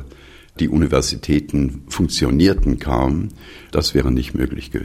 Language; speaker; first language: German; non-native, fluent; English